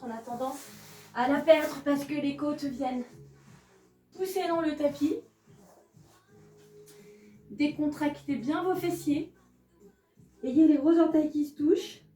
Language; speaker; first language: French; native; French